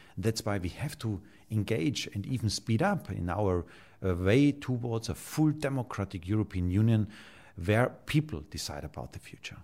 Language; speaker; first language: English; non-native, fluent; German